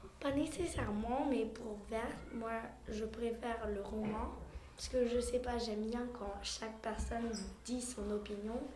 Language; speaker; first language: French; early bilingual, heritage; French